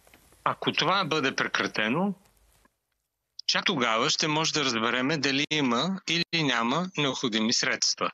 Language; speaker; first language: Bulgarian; native; Bulgarian